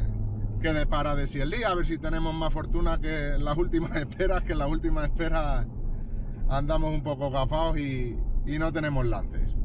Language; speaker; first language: Spanish; native; Spanish